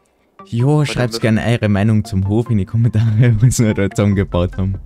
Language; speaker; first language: German; native; German